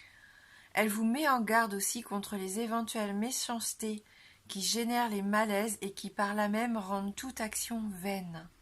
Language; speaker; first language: French; native; French